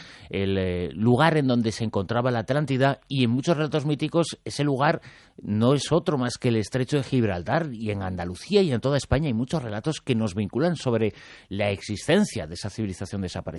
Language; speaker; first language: Spanish; native; Spanish